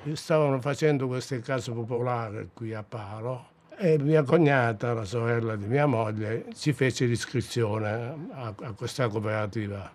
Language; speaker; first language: Italian; native; Italian